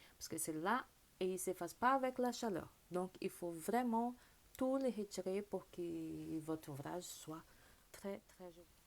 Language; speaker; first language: French; non-native, fluent; Portuguese